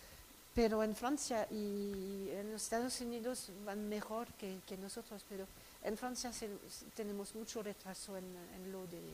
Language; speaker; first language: Spanish; non-native, fluent; French